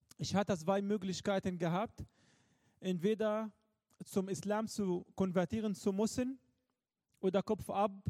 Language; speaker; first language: German; non-native, fluent; Arabic